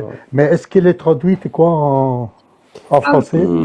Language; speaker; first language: French; non-native, fluent; Arabic